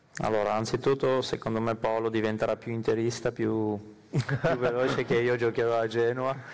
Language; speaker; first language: Italian; non-native, fluent; Armenian